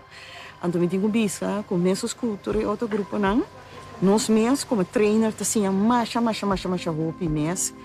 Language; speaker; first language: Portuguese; non-native, local second language; Papiamento